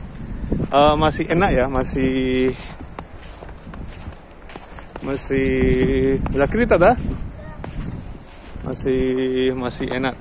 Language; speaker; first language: Indonesian; non-native, local second language; Javanese